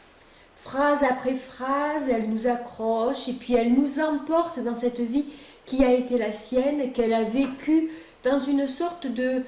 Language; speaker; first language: French; native; French